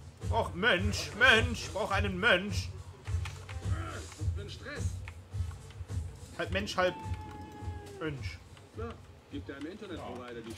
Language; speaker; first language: German; native; German